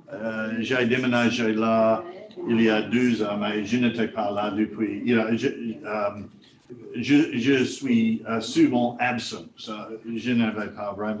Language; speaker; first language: French; non-native, learner; English